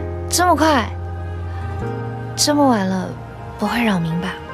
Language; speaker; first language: Chinese; native; Chinese